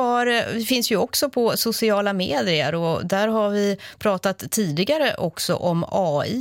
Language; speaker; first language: Swedish; native; Swedish